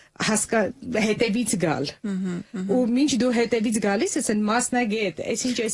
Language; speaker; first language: Armenian; native; Armenian